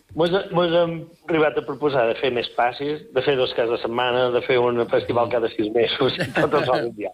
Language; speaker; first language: Catalan; native; Catalan